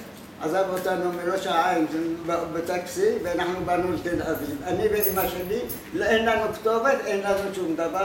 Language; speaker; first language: Hebrew; non-native, fluent; Arabic